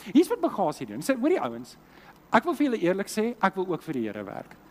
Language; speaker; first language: Afrikaans; native; Afrikaans